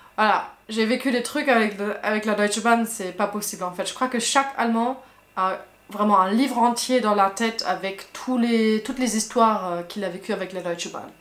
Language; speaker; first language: French; non-native, fluent; German